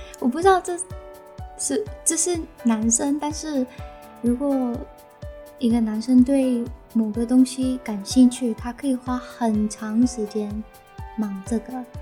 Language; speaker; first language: Chinese; early bilingual, heritage; Chinese